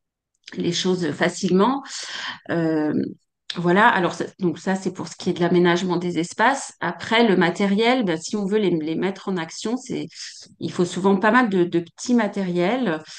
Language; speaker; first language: French; native; French